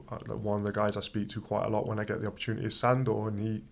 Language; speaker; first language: English; native; English